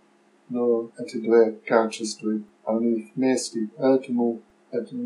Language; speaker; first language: Russian; non-native, fluent; English